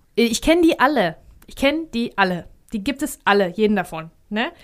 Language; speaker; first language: German; early bilingual, heritage; Greek